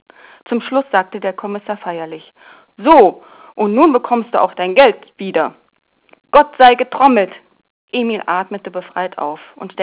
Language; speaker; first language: German; native; German